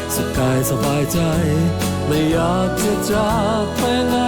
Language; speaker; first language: Thai; non-native, learner; English